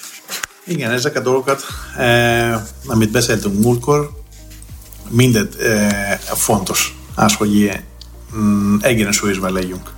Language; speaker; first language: Hungarian; non-native, fluent; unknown